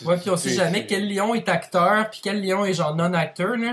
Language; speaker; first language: French; native; French